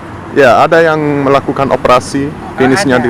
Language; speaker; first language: Indonesian; non-native, fluent; English